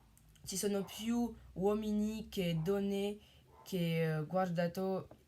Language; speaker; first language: Italian; non-native, learner; French